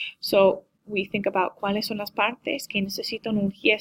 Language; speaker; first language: Spanish; non-native, learner; English